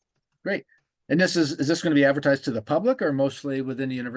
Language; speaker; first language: English; native; English